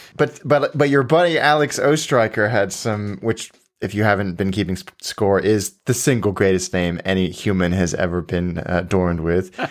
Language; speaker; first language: English; native; English